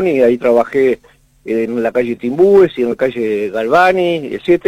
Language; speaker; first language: Spanish; native; Spanish